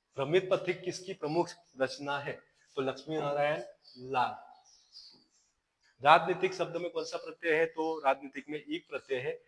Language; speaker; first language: Hindi; non-native, local second language; Gujarati